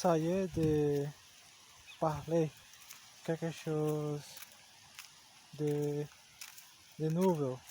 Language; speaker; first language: French; non-native, learner; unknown